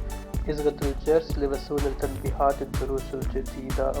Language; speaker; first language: Arabic; non-native, learner; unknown